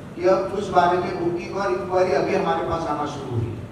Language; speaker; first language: Hindi; non-native, local second language; Marathi